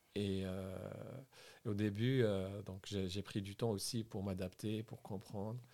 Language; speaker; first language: French; non-native, local second language; Arabic